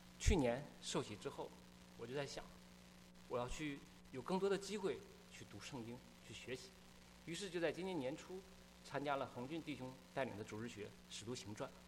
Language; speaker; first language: Chinese; native; Chinese